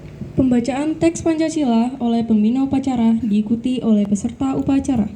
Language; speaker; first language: Indonesian; native; Indonesian